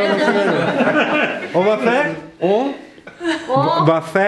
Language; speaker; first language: French; non-native, learner; Spanish